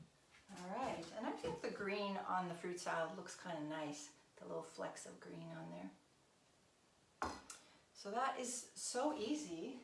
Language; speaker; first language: English; native; English